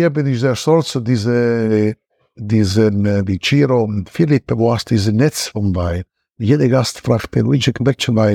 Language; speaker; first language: German; non-native, learner; Italian